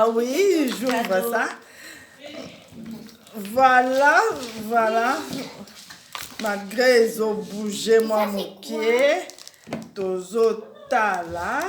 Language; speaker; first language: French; non-native, local second language; Lingala